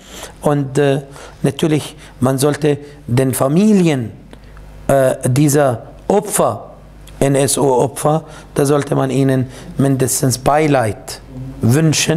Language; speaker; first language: German; non-native, fluent; Arabic